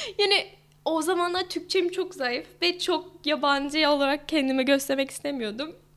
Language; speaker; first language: Turkish; non-native, fluent; English